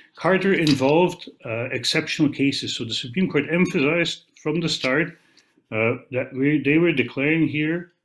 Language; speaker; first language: English; non-native, fluent; Dutch